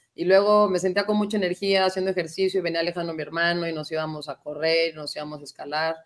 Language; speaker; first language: Spanish; native; Spanish